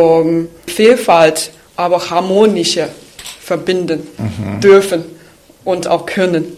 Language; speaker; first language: German; non-native, fluent; Chinese